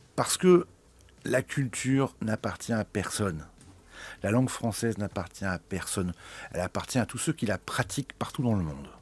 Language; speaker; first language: French; native; French